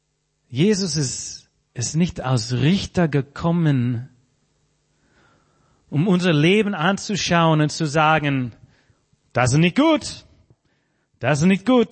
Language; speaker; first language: German; non-native, fluent; English